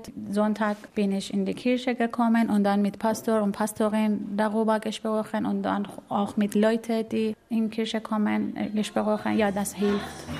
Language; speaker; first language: German; non-native, learner; Persian